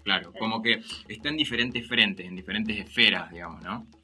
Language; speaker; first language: Spanish; native; Spanish